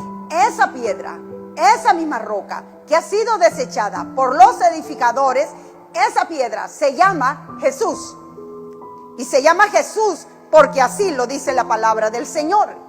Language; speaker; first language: Spanish; native; Spanish